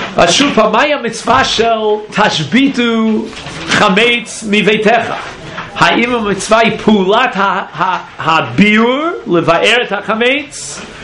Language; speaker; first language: Hebrew; non-native, fluent; English